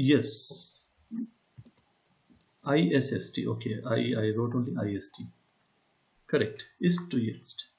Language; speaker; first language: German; non-native, learner; Hindi